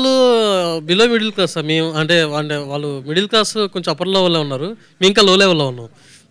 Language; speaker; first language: Telugu; native; Telugu